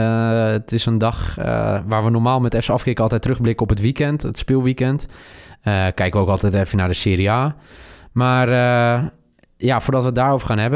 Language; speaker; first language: Dutch; native; Dutch